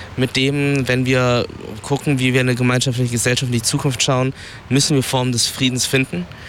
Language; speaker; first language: German; early bilingual, other home language; Vietnamese